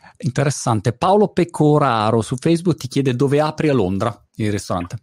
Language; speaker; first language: Italian; native; Italian